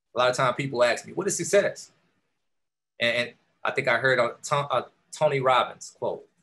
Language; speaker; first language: English; native; English